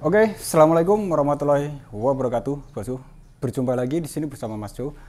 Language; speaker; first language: Indonesian; native; Indonesian